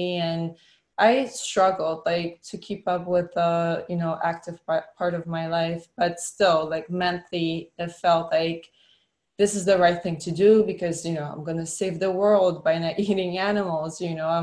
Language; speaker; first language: English; non-native, fluent; Polish